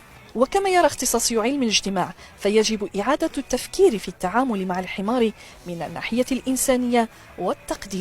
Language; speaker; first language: Arabic; native; Arabic